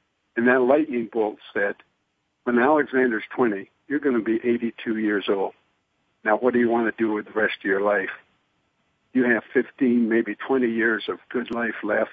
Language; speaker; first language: English; native; English